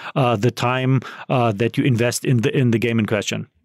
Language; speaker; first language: English; non-native, fluent; German